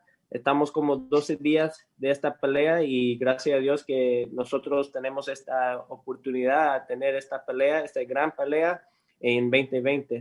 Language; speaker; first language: Spanish; early bilingual, heritage; English